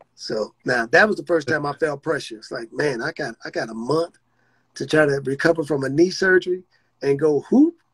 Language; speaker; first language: English; native; English